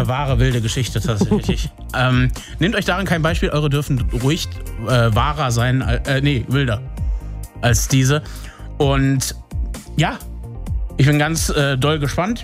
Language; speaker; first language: German; native; German